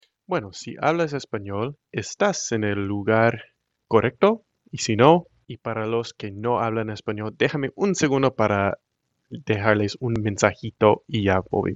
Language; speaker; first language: Spanish; non-native, fluent; English